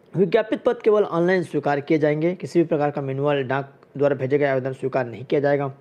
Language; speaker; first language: Hindi; native; Hindi